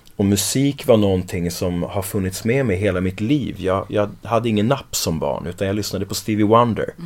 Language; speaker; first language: Swedish; early bilingual, other home language; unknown